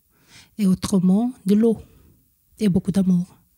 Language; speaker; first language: French; non-native, fluent; Korean